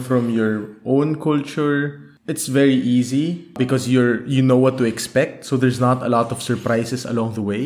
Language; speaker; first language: English; non-native, local second language; Filipino